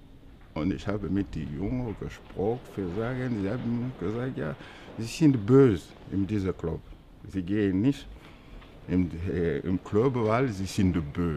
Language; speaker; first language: German; non-native, learner; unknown